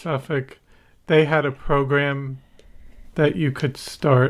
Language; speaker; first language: English; native; English